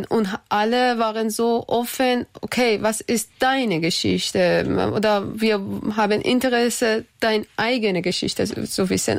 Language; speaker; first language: German; non-native, learner; Persian